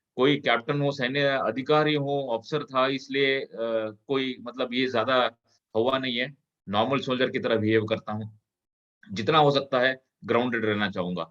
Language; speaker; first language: Hindi; non-native, local second language; Kannada